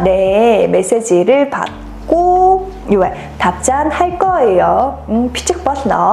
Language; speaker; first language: Korean; non-native, fluent; Mongolian